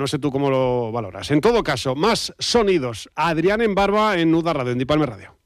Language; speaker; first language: Spanish; native; Spanish